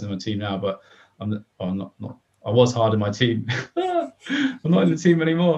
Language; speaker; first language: English; native; English